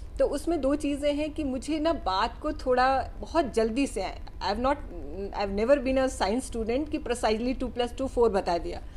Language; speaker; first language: Hindi; native; Hindi